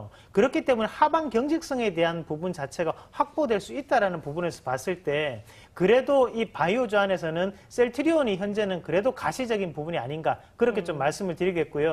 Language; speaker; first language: Korean; native; Korean